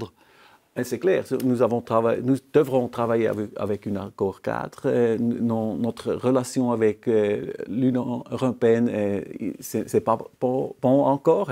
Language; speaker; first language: French; non-native, local second language; German